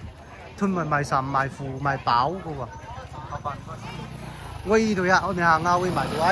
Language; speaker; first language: Chinese; native; Chinese